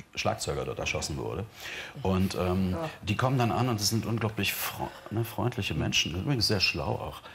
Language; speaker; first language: German; native; German